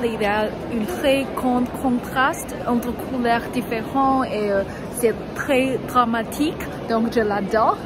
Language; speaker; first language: French; non-native, learner; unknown